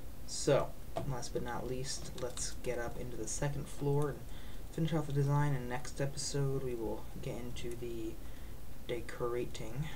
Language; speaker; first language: English; native; English